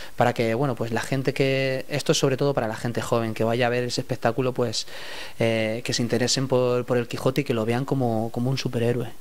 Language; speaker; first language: Spanish; native; Spanish